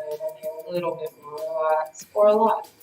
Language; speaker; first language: English; native; English